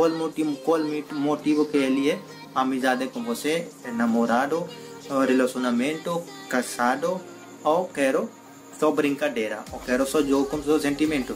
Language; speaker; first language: Portuguese; non-native, learner; Hindi